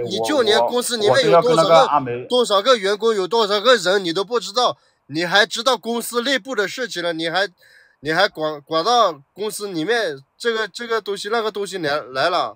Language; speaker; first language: Chinese; native; Chinese